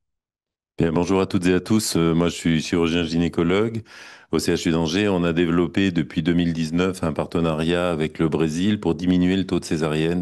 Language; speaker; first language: French; native; French